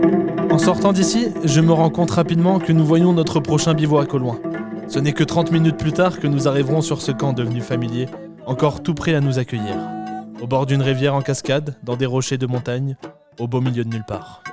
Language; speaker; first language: French; native; French